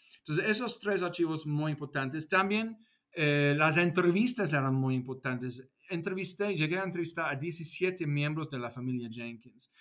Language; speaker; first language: Spanish; non-native, fluent; English